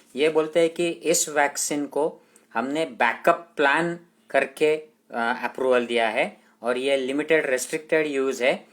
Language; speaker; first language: Hindi; non-native, local second language; Marathi